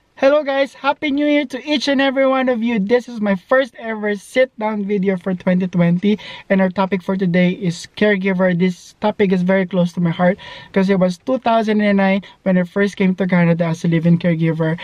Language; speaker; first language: English; non-native, local second language; Filipino